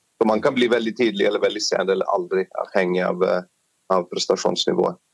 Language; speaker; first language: Norwegian; non-native, fluent; Greek